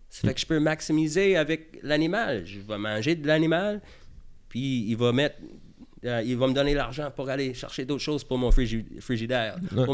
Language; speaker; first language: French; early bilingual, heritage; French